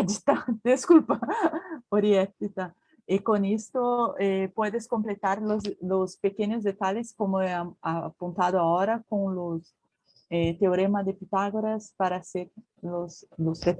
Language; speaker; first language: Spanish; non-native, learner; Portuguese